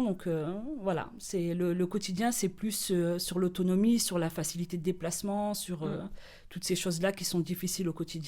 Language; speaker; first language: French; native; French